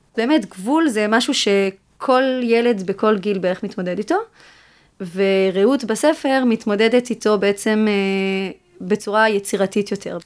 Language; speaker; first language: Hebrew; early bilingual, other home language; French